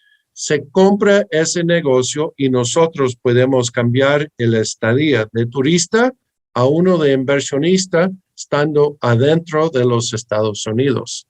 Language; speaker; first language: Spanish; early bilingual, heritage; English